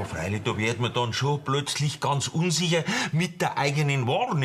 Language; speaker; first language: German; native; German